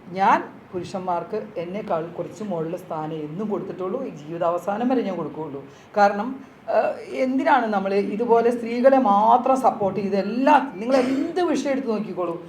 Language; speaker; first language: Malayalam; native; Malayalam